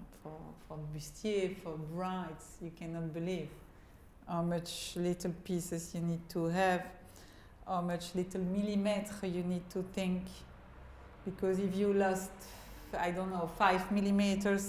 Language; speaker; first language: English; non-native, fluent; French